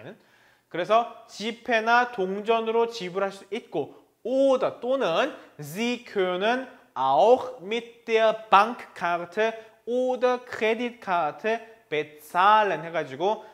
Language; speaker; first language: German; non-native, fluent; Korean